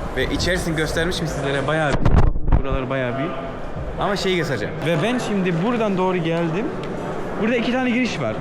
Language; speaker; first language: Turkish; early bilingual, heritage; Turkish